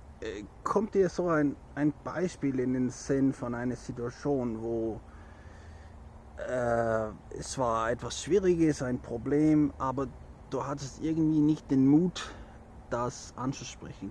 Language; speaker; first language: German; non-native, fluent; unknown